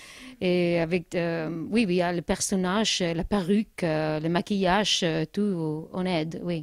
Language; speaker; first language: French; non-native, learner; Spanish